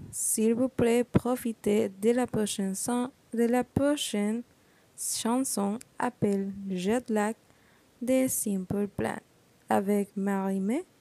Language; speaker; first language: French; non-native, learner; Spanish